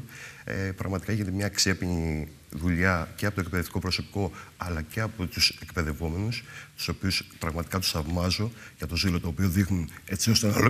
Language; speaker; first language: Greek; native; Greek